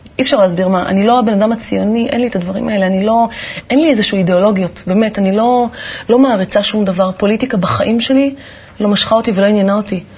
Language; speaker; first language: Hebrew; native; Hebrew